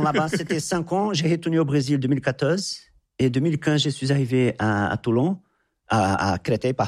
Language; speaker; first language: French; non-native, fluent; Portuguese